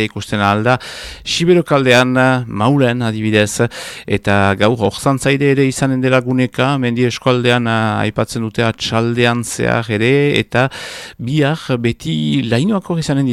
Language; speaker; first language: Basque; native; Basque